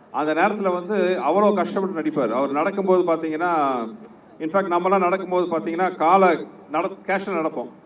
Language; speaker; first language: Tamil; native; Tamil